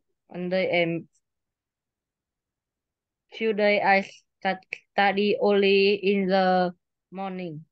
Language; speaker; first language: English; non-native, learner; Vietnamese